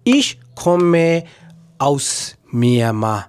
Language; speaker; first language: German; non-native, fluent; Burmese